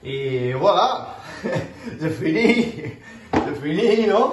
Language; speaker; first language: French; non-native, learner; Spanish